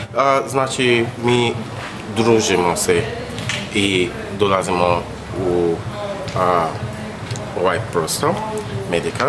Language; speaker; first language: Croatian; non-native, learner; Yoruba